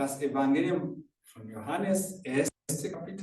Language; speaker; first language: German; non-native, fluent; Rundi